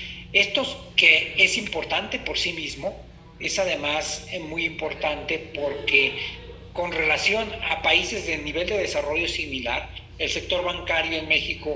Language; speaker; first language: Spanish; native; Spanish